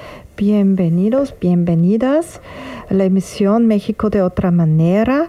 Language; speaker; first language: Spanish; non-native, learner; German